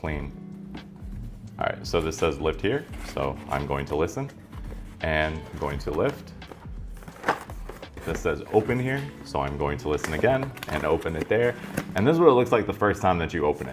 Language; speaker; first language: English; native; English